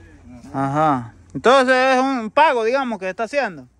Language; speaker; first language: Spanish; native; Spanish